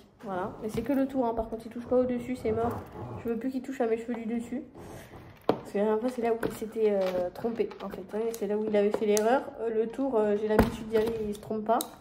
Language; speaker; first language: French; native; French